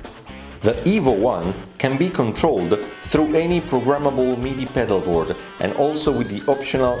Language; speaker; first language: English; non-native, fluent; Italian